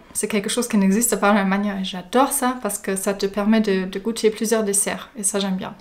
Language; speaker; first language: French; non-native, fluent; German